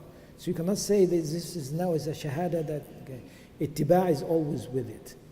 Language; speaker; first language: English; non-native, fluent; Arabic